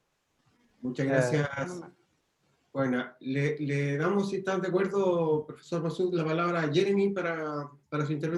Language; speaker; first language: Spanish; native; Spanish